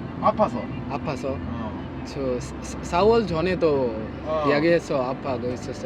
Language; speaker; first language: Korean; non-native, learner; Bangla